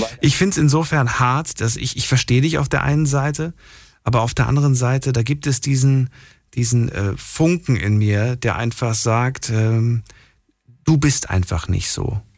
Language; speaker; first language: German; native; German